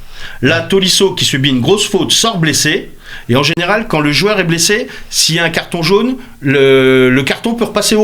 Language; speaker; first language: French; native; French